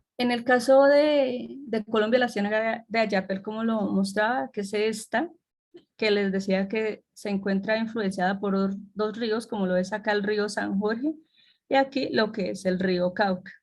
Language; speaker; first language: Spanish; native; Spanish